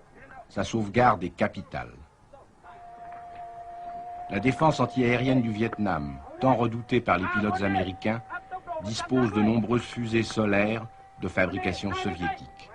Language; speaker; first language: French; native; French